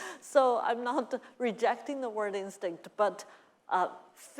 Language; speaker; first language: English; non-native, fluent; Chinese